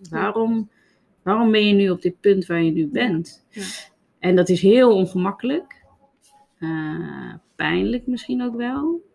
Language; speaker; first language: Dutch; native; Dutch